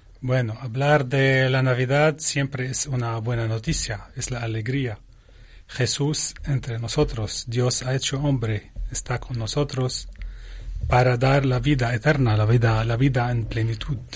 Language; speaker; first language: Spanish; non-native, learner; Arabic